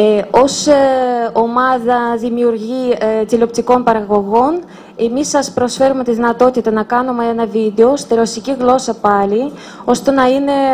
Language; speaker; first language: Greek; non-native, fluent; Russian